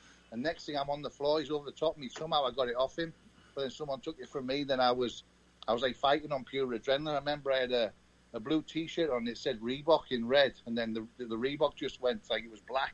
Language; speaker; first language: English; native; English